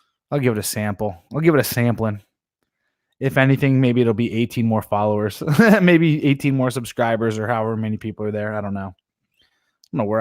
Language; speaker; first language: English; native; English